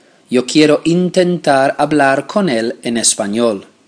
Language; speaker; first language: Spanish; non-native, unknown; English